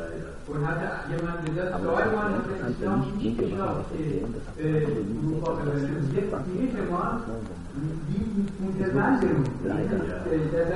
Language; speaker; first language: German; non-native, learner; Persian